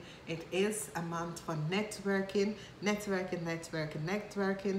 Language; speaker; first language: Dutch; non-native, fluent; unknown